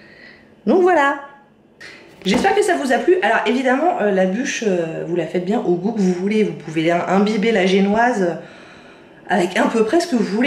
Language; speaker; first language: French; native; French